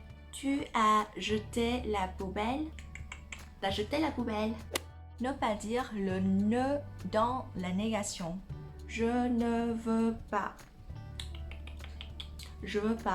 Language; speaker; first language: French; non-native, fluent; Vietnamese